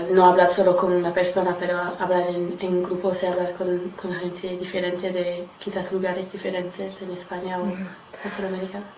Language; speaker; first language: Spanish; non-native, learner; English